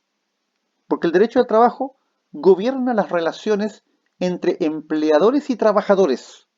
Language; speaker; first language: Spanish; native; Spanish